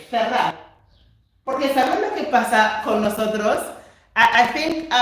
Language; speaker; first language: Spanish; non-native, fluent; English